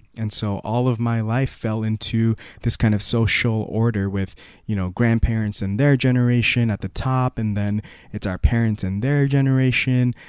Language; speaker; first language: English; early bilingual, other home language; Korean